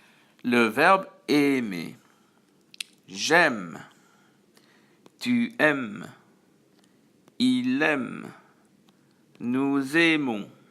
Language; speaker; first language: French; non-native, fluent; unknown